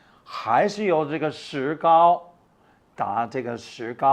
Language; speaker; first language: Chinese; non-native, fluent; English